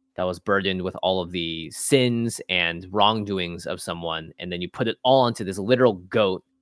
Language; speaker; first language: English; native; English